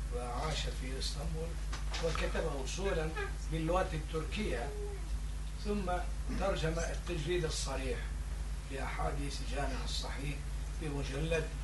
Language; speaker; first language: Arabic; non-native, fluent; Turkish